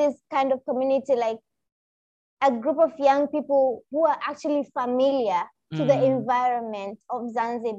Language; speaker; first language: English; non-native, local second language; Swahili